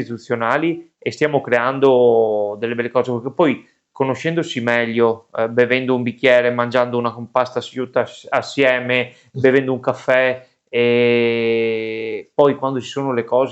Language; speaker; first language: Italian; native; Italian